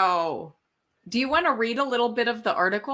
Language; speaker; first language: English; native; English